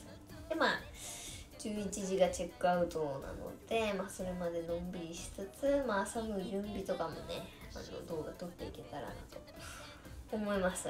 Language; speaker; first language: Japanese; native; Japanese